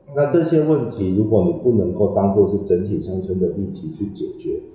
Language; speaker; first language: Chinese; native; Chinese